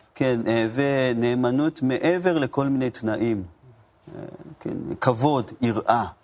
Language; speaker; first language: Hebrew; non-native, fluent; Japanese